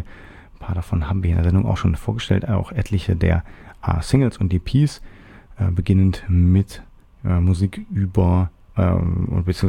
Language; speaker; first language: German; native; German